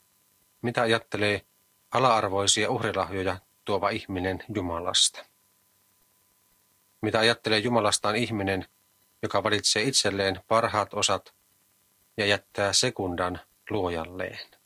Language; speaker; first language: Finnish; native; Finnish